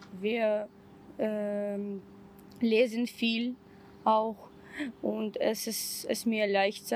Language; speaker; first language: German; non-native, learner; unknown